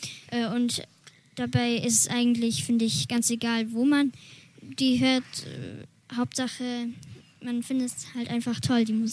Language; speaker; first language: German; native; German